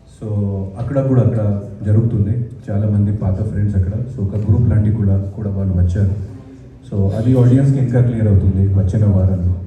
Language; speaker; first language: Telugu; non-native, fluent; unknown